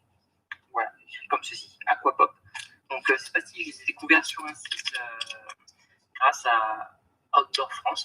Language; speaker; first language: French; native; French